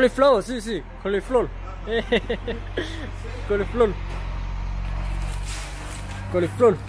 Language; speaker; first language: Spanish; non-native, learner; Japanese